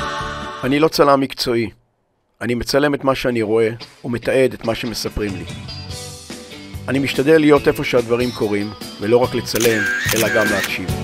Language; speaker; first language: Hebrew; native; Hebrew